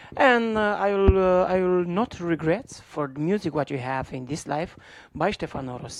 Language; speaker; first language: English; non-native, learner; Romanian